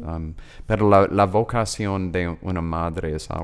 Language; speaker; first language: Spanish; non-native, learner; English